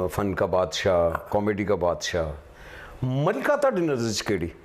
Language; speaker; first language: Urdu; non-native, local second language; Punjabi